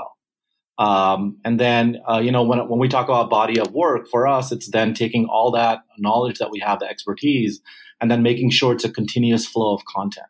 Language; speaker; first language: English; non-native, local second language; Punjabi